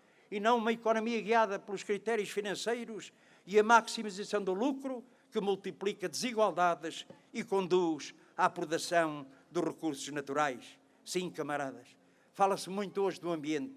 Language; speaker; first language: Portuguese; native; Portuguese